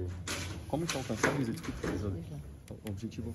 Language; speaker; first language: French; non-native, learner; Portuguese